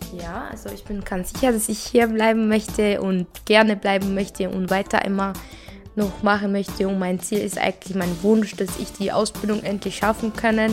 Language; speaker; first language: German; non-native, learner; Arabic